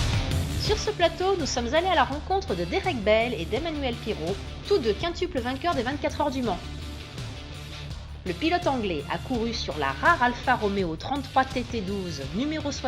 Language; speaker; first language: French; native; French